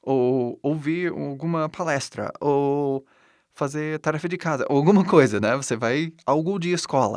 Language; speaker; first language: Portuguese; non-native, fluent; English